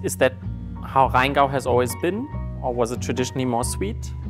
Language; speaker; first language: English; non-native, fluent; German